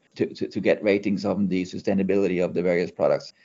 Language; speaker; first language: English; non-native, fluent; Norwegian